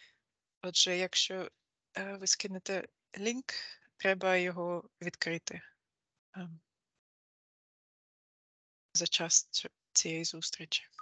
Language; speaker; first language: Ukrainian; non-native, fluent; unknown